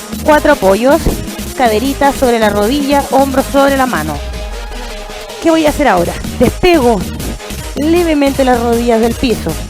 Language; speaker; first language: Spanish; native; Spanish